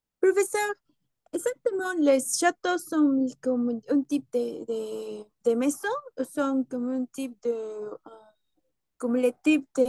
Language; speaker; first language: French; non-native, learner; Spanish